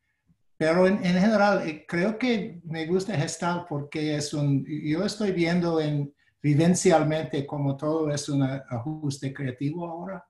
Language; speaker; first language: Spanish; non-native, fluent; English